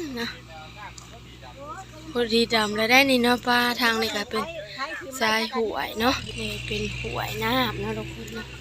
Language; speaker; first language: Thai; non-native, local second language; Lao